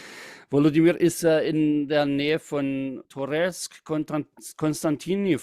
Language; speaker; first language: German; native; German